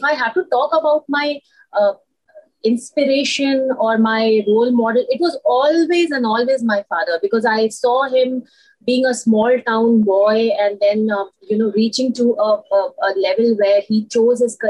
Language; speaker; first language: English; non-native, local second language; Hindi